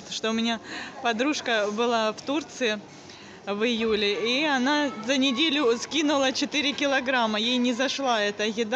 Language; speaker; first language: Russian; native; Russian